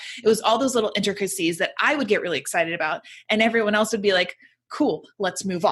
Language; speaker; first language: English; native; English